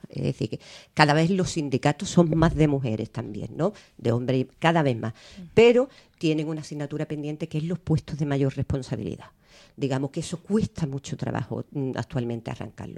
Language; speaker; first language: Spanish; native; Spanish